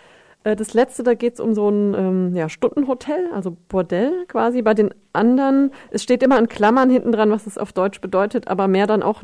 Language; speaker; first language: German; native; German